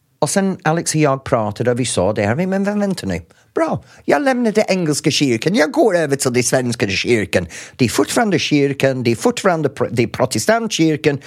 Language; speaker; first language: Swedish; non-native, fluent; English